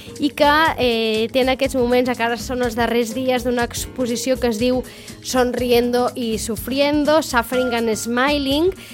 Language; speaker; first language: Spanish; non-native, local second language; Catalan